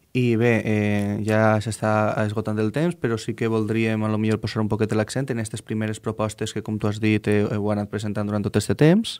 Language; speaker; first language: Catalan; native; Catalan